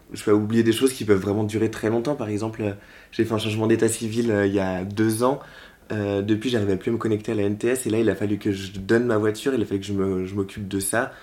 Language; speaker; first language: French; native; French